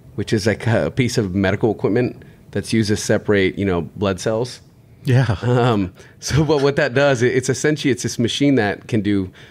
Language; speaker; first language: English; native; English